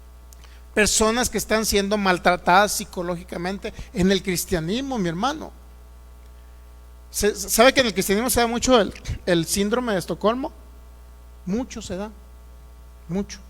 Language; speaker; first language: Spanish; native; Spanish